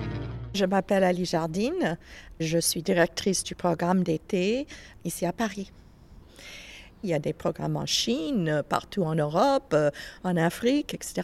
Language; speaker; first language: French; non-native, fluent; English